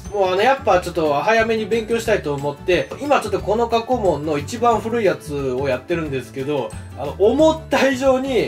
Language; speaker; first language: Japanese; native; Japanese